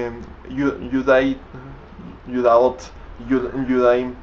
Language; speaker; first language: Hebrew; non-native, learner; Spanish